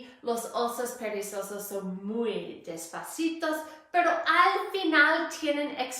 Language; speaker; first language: Spanish; non-native, fluent; English